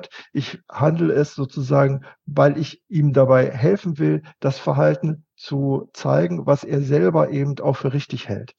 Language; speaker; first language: German; native; German